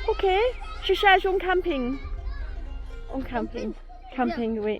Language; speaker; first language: French; non-native, learner; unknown